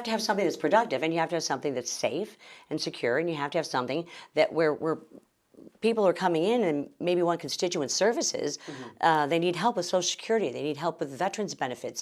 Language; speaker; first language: English; native; English